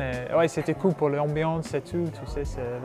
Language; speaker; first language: French; non-native, learner; English